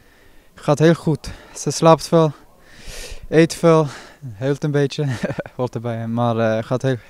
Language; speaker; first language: Dutch; non-native, fluent; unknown